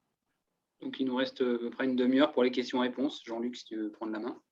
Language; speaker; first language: French; native; French